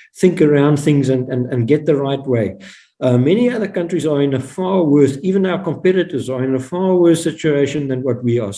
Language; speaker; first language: English; non-native, local second language; Afrikaans